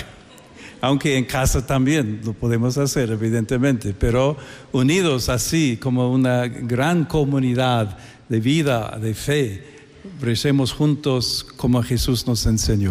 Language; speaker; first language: Spanish; non-native, fluent; English